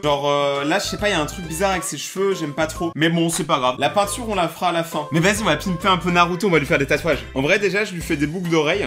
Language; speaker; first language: French; native; French